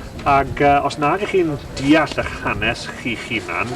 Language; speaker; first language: Welsh; native; Welsh